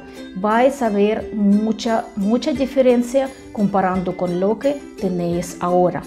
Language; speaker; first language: Spanish; non-native, fluent; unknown